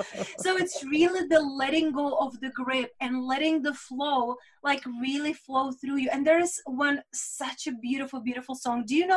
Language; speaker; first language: English; non-native, fluent; Czech